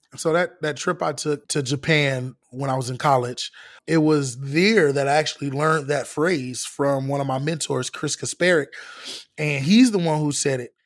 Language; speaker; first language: English; native; English